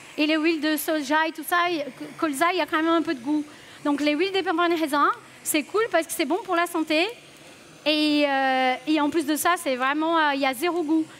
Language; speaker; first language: French; non-native, fluent; Portuguese